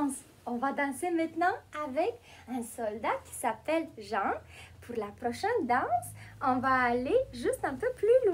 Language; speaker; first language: French; non-native, fluent; Romanian